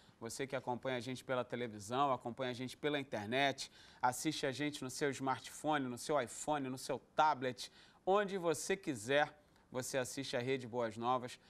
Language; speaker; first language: Portuguese; native; Portuguese